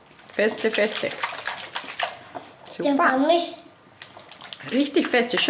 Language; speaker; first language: German; native; German